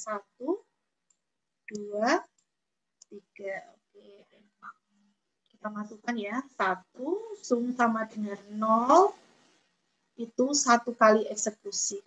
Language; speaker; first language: Indonesian; native; Indonesian